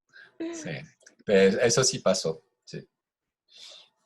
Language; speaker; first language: Spanish; non-native, fluent; French